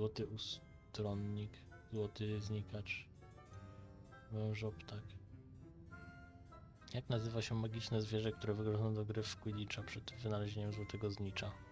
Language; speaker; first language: Polish; native; Polish